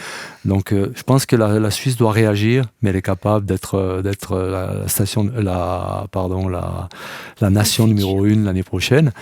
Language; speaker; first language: French; native; French